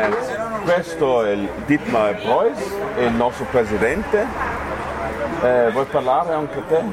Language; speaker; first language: Italian; non-native, learner; German